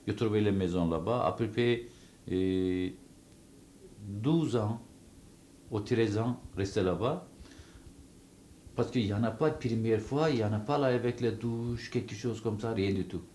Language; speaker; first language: French; non-native, local second language; Turkish